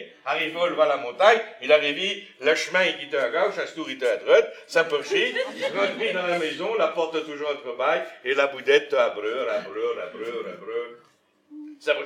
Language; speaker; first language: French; native; French